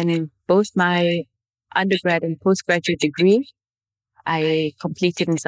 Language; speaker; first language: English; non-native, local second language; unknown